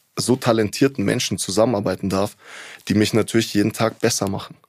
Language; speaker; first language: German; native; German